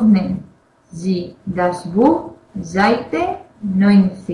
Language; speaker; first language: German; non-native, learner; Spanish